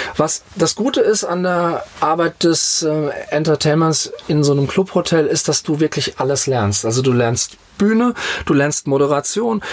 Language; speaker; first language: German; native; German